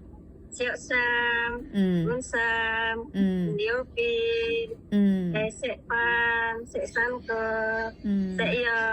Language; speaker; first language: Cantonese; non-native, learner; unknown